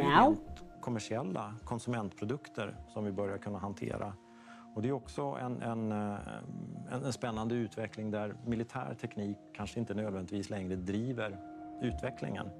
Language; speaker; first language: Swedish; native; Swedish